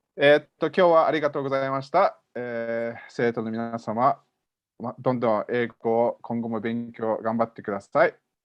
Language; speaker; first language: Japanese; non-native, fluent; English